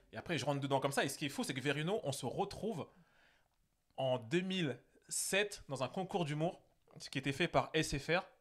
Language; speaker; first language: French; native; French